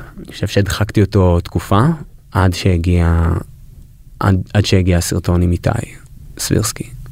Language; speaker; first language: Hebrew; early bilingual, heritage; Hebrew